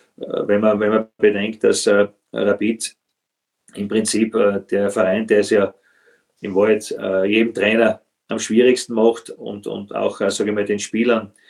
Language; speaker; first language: German; native; German